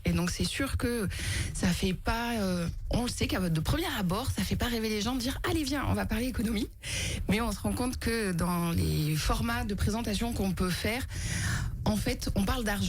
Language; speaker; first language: French; native; French